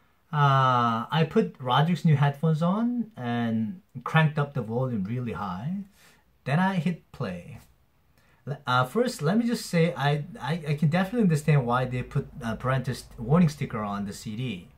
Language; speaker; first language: English; non-native, fluent; Korean